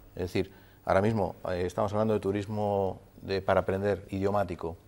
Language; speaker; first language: Spanish; native; Spanish